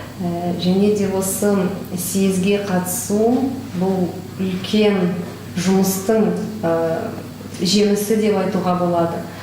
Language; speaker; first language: Kazakh; non-native, local second language; Russian